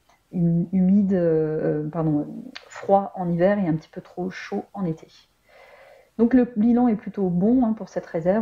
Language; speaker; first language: French; native; French